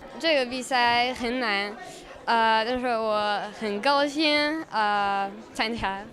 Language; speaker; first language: Chinese; non-native, learner; French